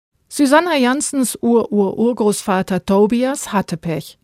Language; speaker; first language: German; native; German